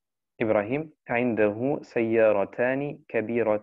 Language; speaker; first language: Arabic; non-native, fluent; German